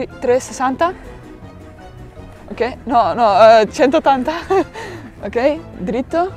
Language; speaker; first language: Italian; non-native, learner; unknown